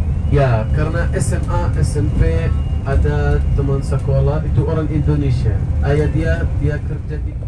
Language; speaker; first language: Indonesian; non-native, fluent; Arabic